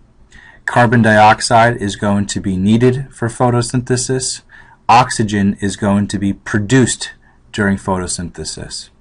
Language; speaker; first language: English; native; English